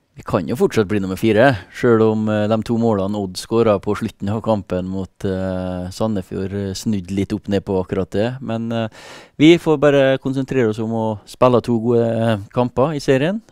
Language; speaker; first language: Norwegian; native; Norwegian